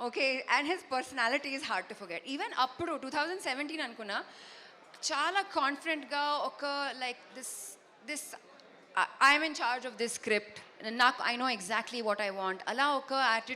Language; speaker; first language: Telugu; non-native, fluent; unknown